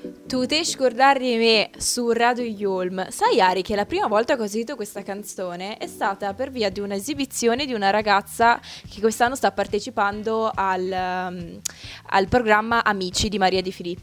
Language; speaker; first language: Italian; native; Italian